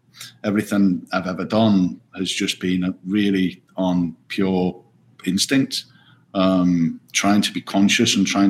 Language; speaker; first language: English; native; English